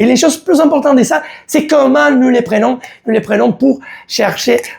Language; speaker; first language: French; non-native, learner; Spanish